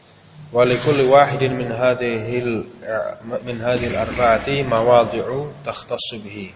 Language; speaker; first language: Arabic; non-native, fluent; Indonesian